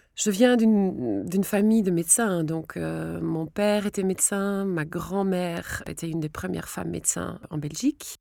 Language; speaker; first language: French; non-native, local second language; Dutch